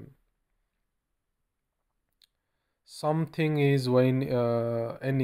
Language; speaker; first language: English; non-native, learner; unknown